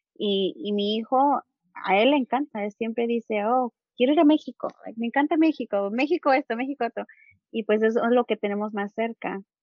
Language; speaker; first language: Spanish; early bilingual, heritage; Spanish